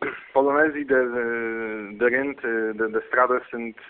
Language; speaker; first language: Romanian; non-native, fluent; Polish